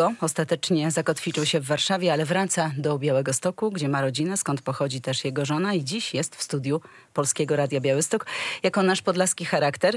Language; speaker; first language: Polish; native; Polish